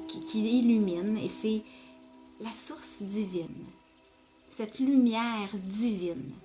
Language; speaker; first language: French; native; French